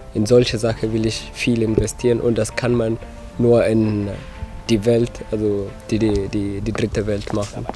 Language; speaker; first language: German; non-native, fluent; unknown